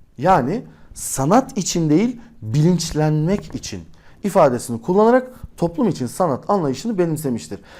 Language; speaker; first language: Turkish; native; Turkish